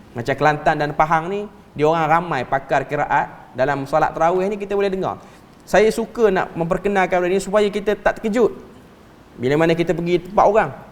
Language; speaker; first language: Malay; native; Malay